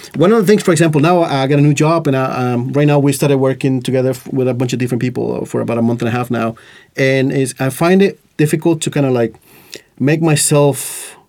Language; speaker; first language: English; non-native, fluent; Spanish